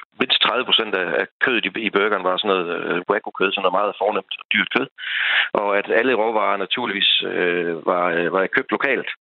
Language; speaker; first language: Danish; native; Danish